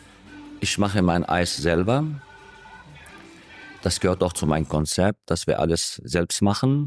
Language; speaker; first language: German; non-native, fluent; Arabic